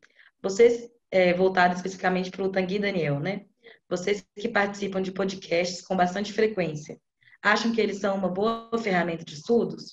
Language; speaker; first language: Portuguese; native; Portuguese